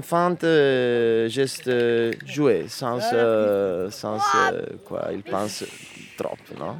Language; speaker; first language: French; non-native, learner; Italian